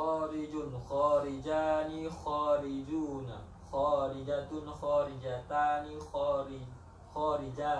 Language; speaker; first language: Arabic; non-native, learner; Indonesian